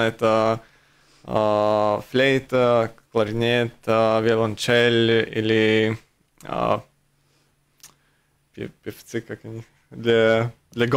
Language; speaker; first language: Russian; non-native, local second language; Latvian